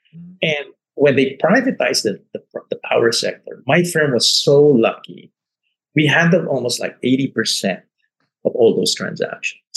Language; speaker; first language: English; non-native, local second language; Filipino